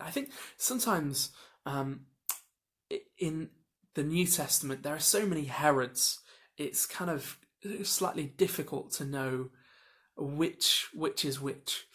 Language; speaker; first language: English; native; English